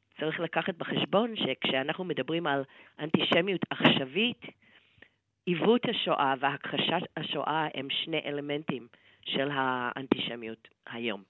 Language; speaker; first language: Hebrew; non-native, fluent; English